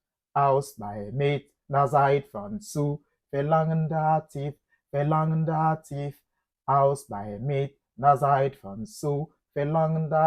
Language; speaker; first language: German; non-native, fluent; French